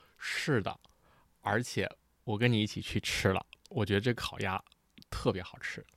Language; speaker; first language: Chinese; early bilingual, heritage; Chinese